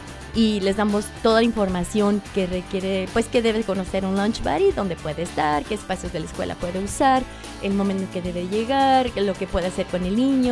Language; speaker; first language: Spanish; native; Spanish